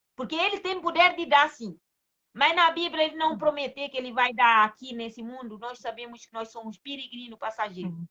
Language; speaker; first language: Portuguese; non-native, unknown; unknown